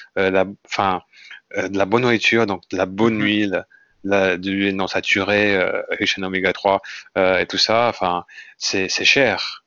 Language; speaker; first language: French; non-native, fluent; Indonesian